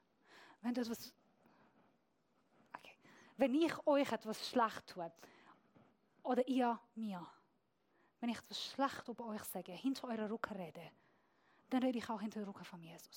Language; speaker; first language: German; non-native, fluent; Persian